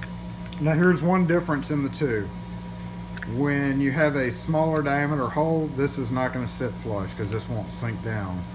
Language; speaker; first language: English; native; English